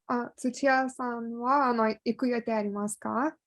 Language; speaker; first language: Japanese; non-native, fluent; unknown